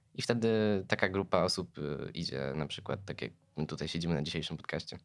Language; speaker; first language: Polish; native; Polish